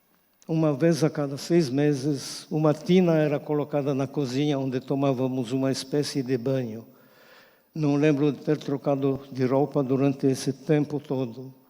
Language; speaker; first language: Portuguese; non-native, fluent; Polish